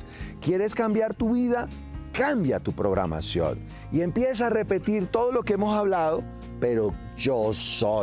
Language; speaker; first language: Spanish; native; Spanish